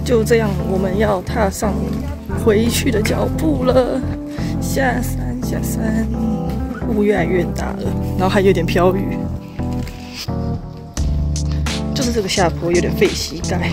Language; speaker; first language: Chinese; native; Chinese